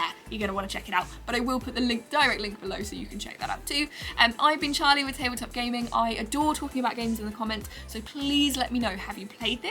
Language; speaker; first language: English; native; English